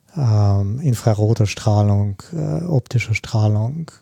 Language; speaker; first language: German; non-native, fluent; Russian